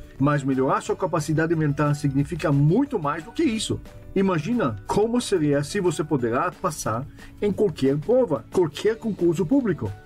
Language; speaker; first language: Portuguese; non-native, fluent; French